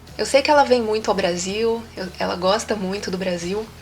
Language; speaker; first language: Portuguese; native; Portuguese